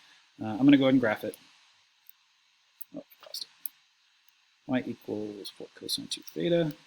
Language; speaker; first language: English; native; English